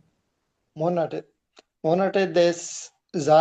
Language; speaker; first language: German; non-native, learner; Hindi